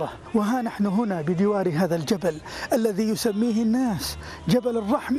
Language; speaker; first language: Arabic; native; Arabic